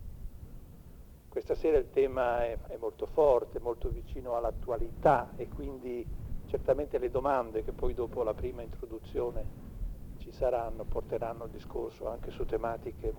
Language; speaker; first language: Italian; native; Italian